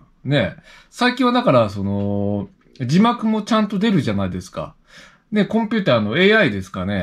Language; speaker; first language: Japanese; native; Japanese